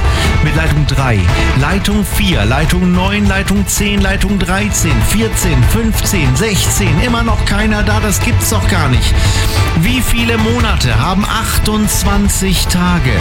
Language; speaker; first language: German; native; German